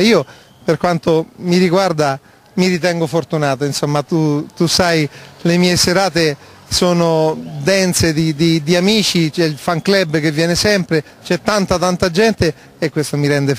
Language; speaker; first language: Italian; native; Italian